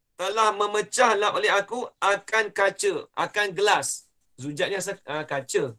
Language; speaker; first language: Malay; native; Malay